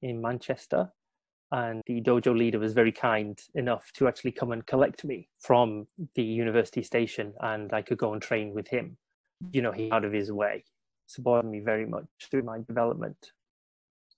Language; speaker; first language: English; native; English